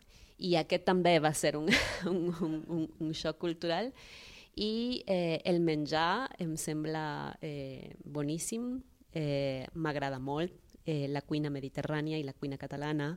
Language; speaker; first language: Catalan; non-native, fluent; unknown